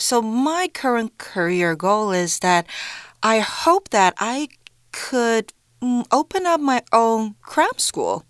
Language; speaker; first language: English; non-native, fluent; Chinese